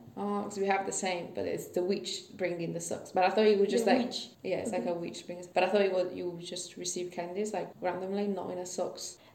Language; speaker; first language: English; non-native, fluent; Italian